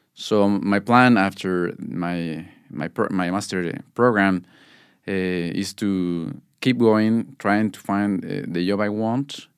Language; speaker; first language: English; non-native, fluent; Spanish